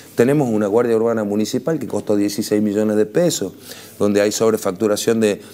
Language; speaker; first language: Spanish; native; Spanish